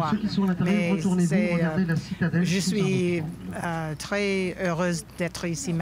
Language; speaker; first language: French; non-native, fluent; English